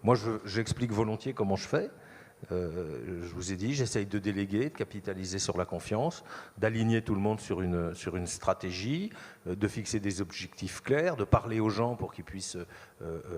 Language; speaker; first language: French; native; French